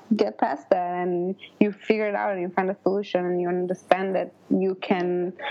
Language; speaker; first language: English; non-native, fluent; Italian